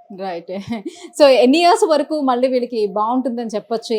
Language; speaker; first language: Telugu; native; Telugu